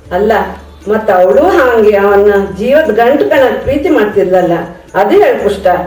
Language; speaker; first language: Kannada; native; Kannada